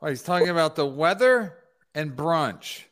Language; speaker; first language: English; native; English